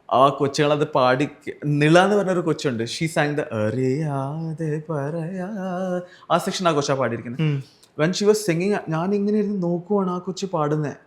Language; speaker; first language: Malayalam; early bilingual, heritage; Malayalam